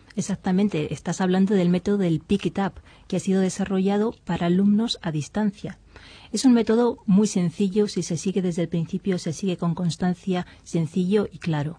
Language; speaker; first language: Spanish; native; Spanish